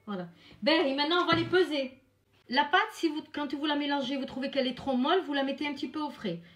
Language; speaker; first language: French; non-native, local second language; Arabic